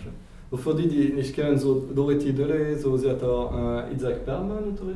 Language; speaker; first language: German; non-native, fluent; French